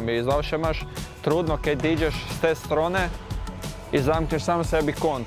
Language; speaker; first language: Polish; non-native, learner; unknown